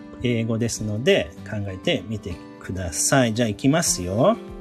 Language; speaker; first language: Japanese; native; Japanese